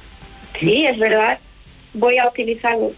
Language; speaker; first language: Spanish; non-native, learner; Portuguese